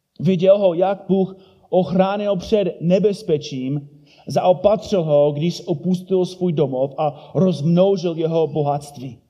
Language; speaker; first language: Czech; non-native, fluent; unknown